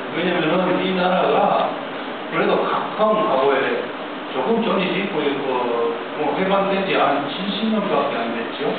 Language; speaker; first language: Korean; non-native, fluent; Japanese